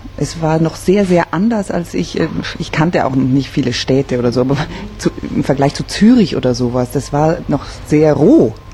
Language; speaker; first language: German; non-native, local second language; Romansh